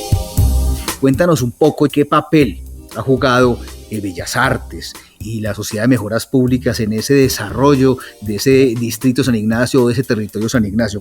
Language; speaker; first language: Spanish; native; Spanish